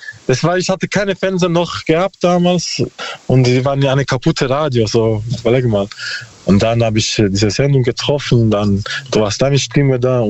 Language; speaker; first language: German; non-native, learner; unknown